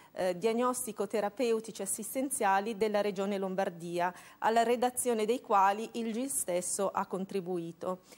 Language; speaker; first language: Italian; native; Italian